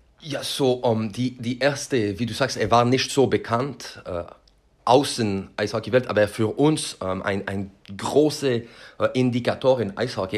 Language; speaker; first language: German; non-native, learner; French